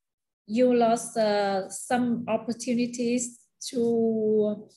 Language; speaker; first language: English; non-native, learner; Vietnamese